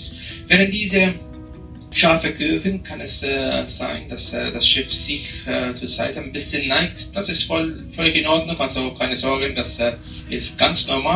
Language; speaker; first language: German; non-native, fluent; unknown